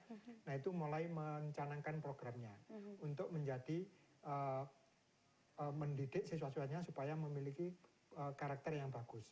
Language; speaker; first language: Indonesian; native; Indonesian